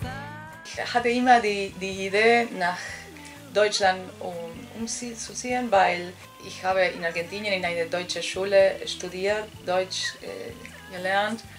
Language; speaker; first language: German; non-native, fluent; Spanish